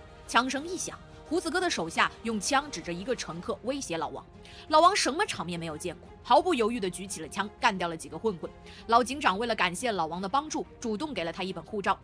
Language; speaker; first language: Chinese; native; Chinese